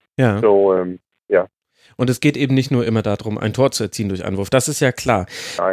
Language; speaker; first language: German; native; German